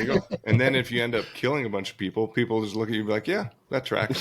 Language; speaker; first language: English; native; English